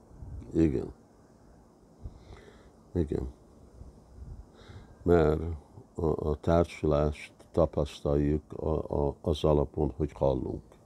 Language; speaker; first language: Hungarian; early bilingual, heritage; Hungarian